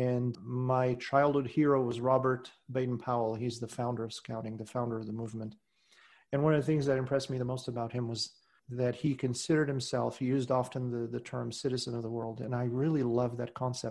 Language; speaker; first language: English; non-native, fluent; Portuguese